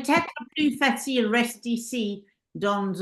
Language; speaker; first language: French; non-native, learner; English